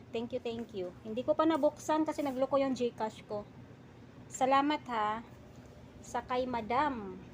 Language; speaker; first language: Filipino; non-native, local second language; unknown